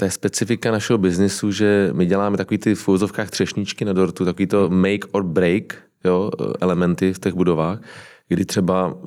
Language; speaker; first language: Czech; native; Czech